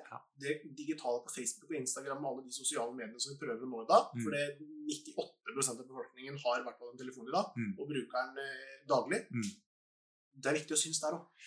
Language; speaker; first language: Norwegian; native; Norwegian